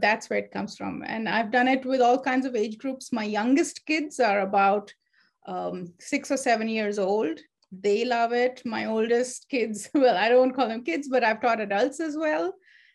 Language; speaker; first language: English; non-native, local second language; Hindi